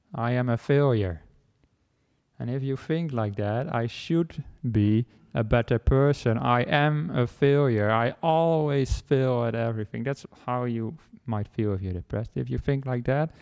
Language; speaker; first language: English; non-native, fluent; Dutch